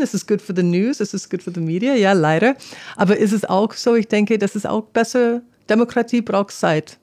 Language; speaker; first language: German; non-native, fluent; English